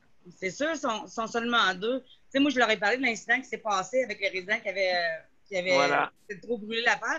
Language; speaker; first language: French; native; French